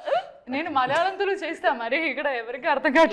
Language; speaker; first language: Telugu; non-native, learner; Malayalam